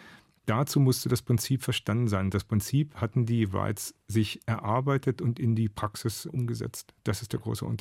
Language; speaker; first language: German; native; German